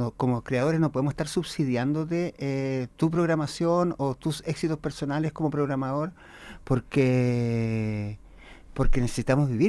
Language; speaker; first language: Spanish; native; Spanish